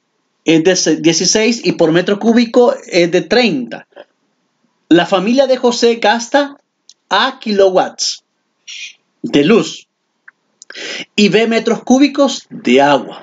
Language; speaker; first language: Spanish; native; Spanish